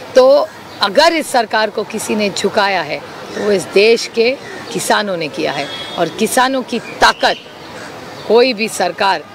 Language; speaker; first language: Hindi; non-native, local second language; Marathi